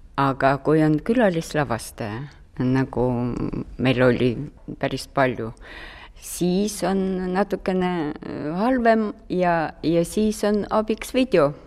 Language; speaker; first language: Estonian; non-native, local second language; Russian